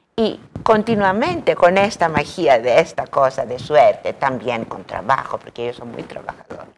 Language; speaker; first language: Spanish; non-native, fluent; Greek